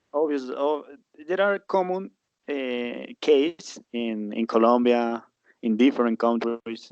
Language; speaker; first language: English; non-native, learner; Spanish